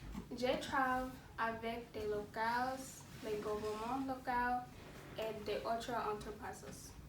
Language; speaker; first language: French; non-native, learner; English